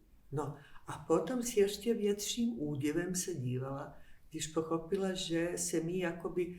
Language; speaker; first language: Czech; non-native, fluent; Bosnian